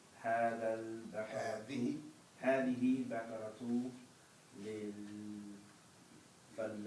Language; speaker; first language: Arabic; non-native, learner; English